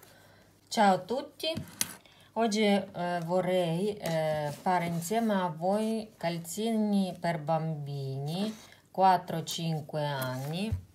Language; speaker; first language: Italian; non-native, fluent; Russian